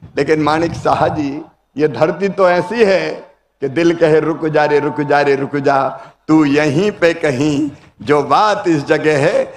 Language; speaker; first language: Hindi; native; Hindi